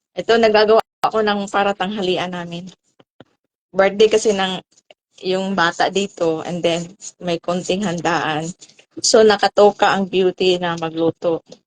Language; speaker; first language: Filipino; non-native, local second language; Cebuano